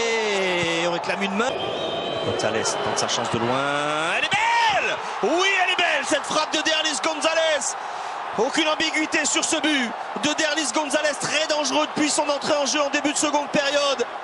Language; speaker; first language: French; native; French